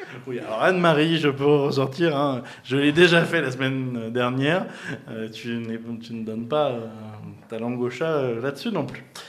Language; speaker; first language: French; native; French